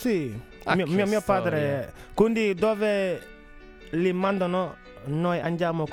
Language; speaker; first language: Italian; non-native, learner; Wolof